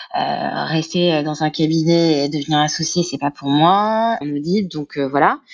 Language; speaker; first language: French; native; French